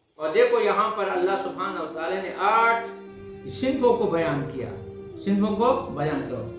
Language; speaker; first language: Urdu; non-native, local second language; Pashto